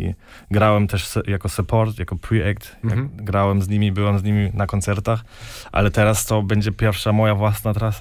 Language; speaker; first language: Polish; early bilingual, heritage; Polish